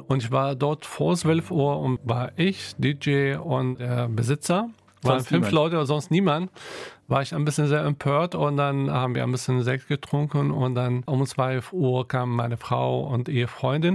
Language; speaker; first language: German; non-native, local second language; Arabic